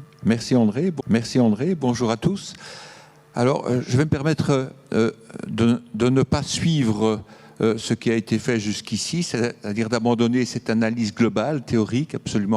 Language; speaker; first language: French; native; French